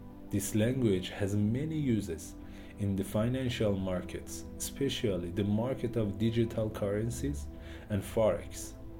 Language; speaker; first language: English; non-native, fluent; Persian